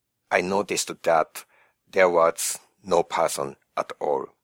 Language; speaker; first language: English; non-native, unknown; Japanese